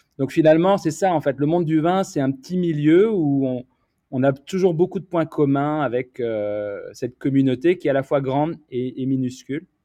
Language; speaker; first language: French; native; French